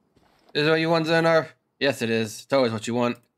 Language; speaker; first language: English; native; English